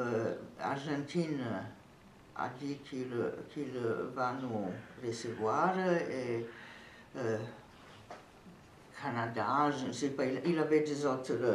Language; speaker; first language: French; non-native, fluent; Serbian